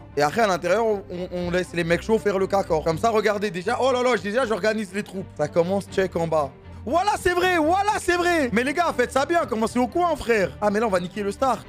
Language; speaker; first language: French; native; French